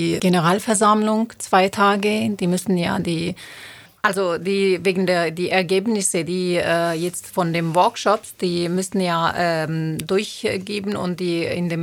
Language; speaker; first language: German; non-native, fluent; Turoyo